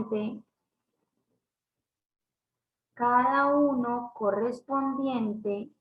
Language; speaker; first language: Spanish; native; Spanish